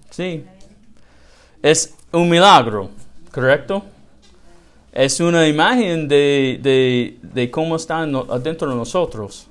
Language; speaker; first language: Spanish; non-native, learner; English